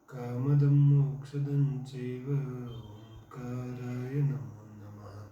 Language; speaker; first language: Hindi; non-native, local second language; Kannada